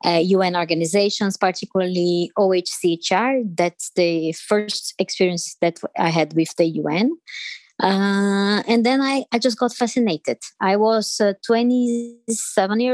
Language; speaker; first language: English; non-native, fluent; Portuguese